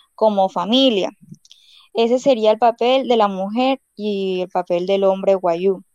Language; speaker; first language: Spanish; non-native, local second language; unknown